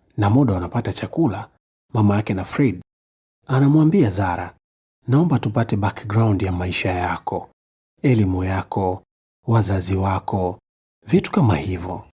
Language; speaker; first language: Swahili; native; Swahili